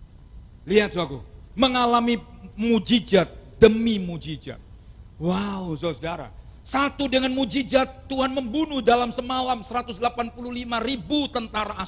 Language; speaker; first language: Indonesian; non-native, local second language; Javanese